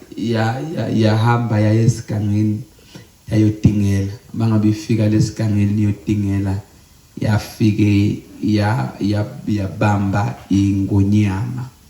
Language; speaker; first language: Zulu; non-native, local second language; Swati